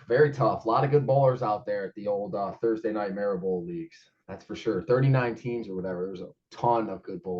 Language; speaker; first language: English; native; English